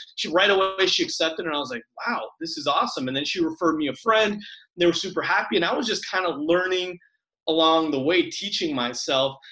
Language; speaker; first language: English; early bilingual, other home language; Spanish